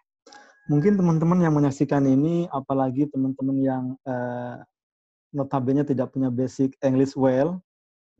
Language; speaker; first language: Indonesian; non-native, local second language; Madurese